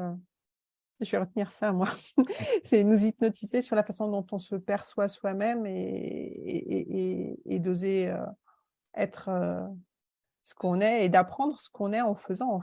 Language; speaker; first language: French; native; French